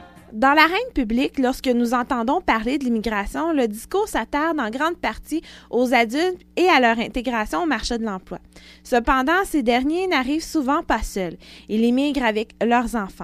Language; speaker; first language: French; native; French